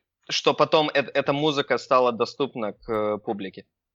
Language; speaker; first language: Russian; early bilingual, heritage; Russian